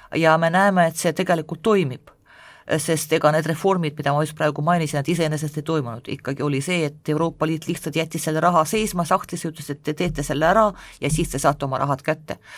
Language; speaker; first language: Estonian; non-native, local second language; Russian